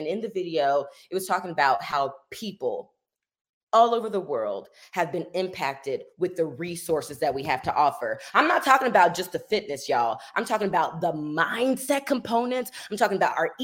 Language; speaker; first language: English; native; English